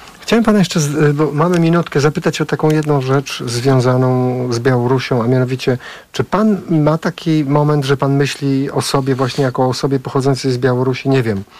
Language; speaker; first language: Polish; native; Polish